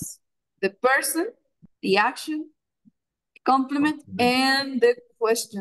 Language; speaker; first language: English; non-native, fluent; Spanish